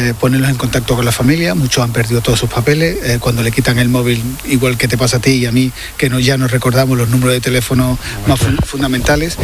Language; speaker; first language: Spanish; native; Spanish